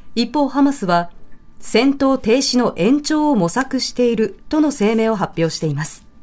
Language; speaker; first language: Japanese; native; Japanese